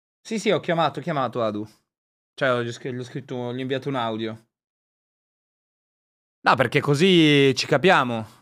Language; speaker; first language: Italian; native; Italian